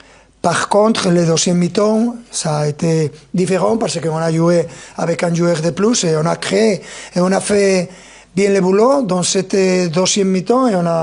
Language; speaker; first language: French; non-native, fluent; Spanish